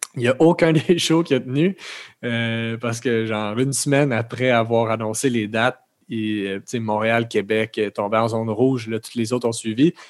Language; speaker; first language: French; native; French